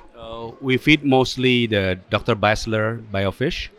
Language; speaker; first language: English; non-native, fluent; Indonesian